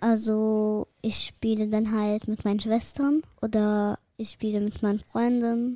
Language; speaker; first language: German; early bilingual, other home language; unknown